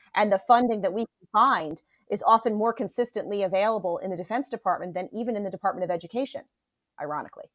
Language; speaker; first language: English; native; English